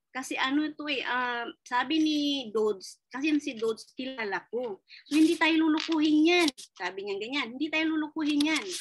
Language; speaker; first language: Filipino; non-native, local second language; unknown